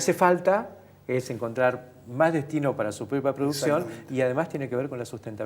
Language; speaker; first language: Spanish; native; Spanish